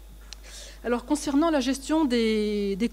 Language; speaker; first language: French; native; French